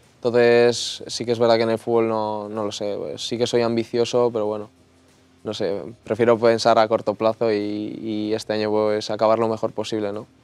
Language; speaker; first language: Spanish; native; Spanish